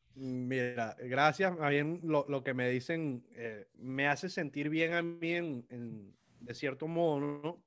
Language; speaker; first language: Spanish; native; Spanish